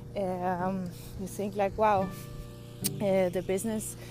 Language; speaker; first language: English; non-native, fluent; Dutch